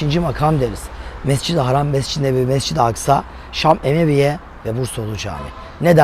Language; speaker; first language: Turkish; native; Turkish